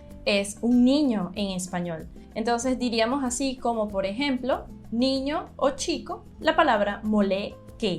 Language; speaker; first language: Spanish; non-native, fluent; Portuguese